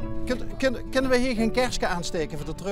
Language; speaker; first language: Dutch; native; Dutch